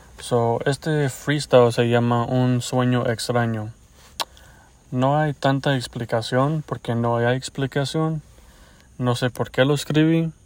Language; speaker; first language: Spanish; early bilingual, heritage; Spanish